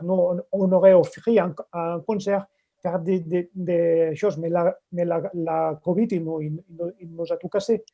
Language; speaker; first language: French; non-native, fluent; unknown